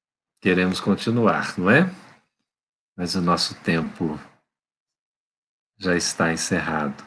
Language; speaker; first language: Portuguese; native; Portuguese